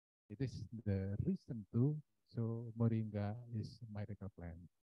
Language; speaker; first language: English; non-native, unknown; Indonesian